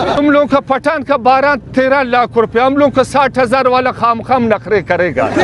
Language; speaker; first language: Urdu; non-native, local second language; Pashto